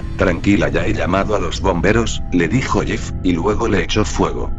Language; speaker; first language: Spanish; native; Spanish